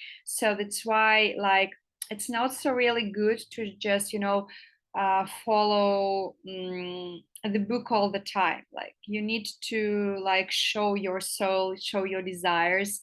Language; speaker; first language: English; non-native, fluent; Russian